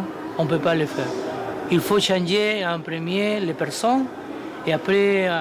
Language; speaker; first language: French; non-native, fluent; Spanish